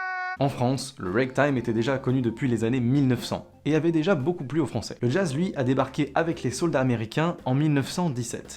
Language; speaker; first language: French; native; French